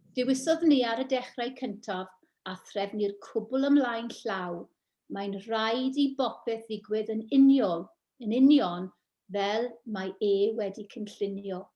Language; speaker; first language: Welsh; non-native, local second language; English